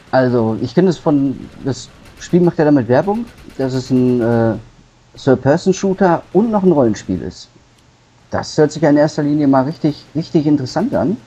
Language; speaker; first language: German; native; German